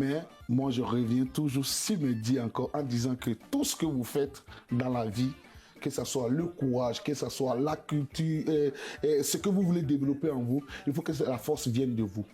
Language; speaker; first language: French; non-native, local second language; Bambara